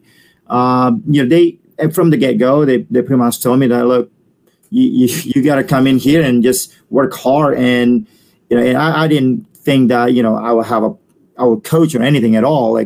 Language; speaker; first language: English; non-native, fluent; Indonesian